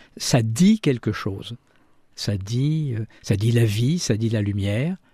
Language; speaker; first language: French; native; French